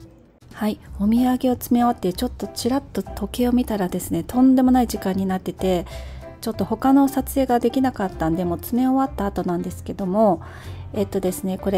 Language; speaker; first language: Japanese; native; Japanese